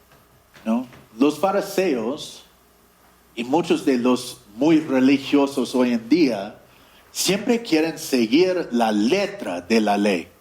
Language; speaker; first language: Spanish; non-native, fluent; English